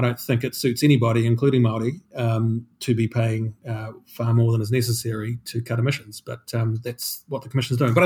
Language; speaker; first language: English; native; English